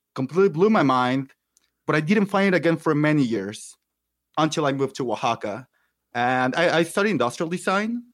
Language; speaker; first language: English; non-native, fluent; Spanish